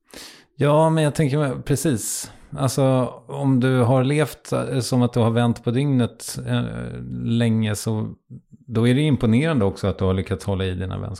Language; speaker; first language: Swedish; native; Swedish